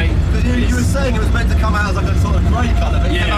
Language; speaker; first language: English; native; English